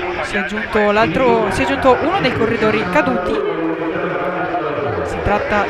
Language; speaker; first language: Italian; native; Italian